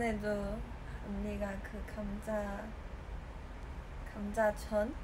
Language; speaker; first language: Korean; non-native, fluent; Chinese